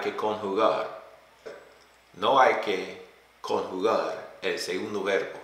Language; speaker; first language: Spanish; non-native, fluent; English